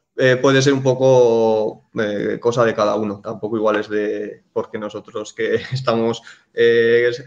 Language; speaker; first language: Spanish; native; Spanish